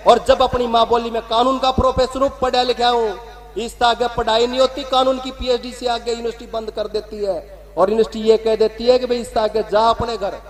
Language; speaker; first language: Hindi; non-native, local second language; Haryanvi